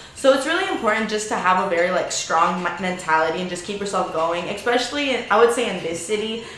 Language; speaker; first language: English; native; English